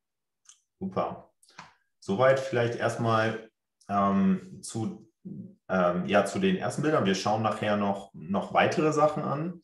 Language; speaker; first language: German; native; German